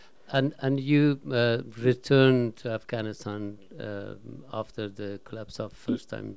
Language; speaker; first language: English; non-native, fluent; Persian